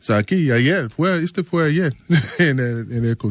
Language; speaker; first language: Spanish; non-native, learner; English